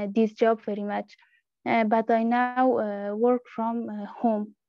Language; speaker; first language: English; non-native, learner; Persian